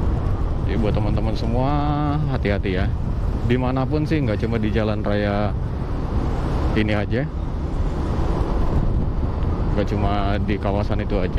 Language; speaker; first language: Indonesian; native; Indonesian